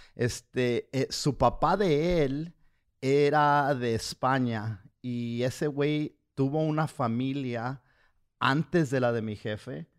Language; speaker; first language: Spanish; early bilingual, heritage; Spanish